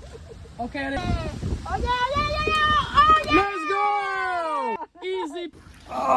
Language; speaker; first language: English; non-native, learner; French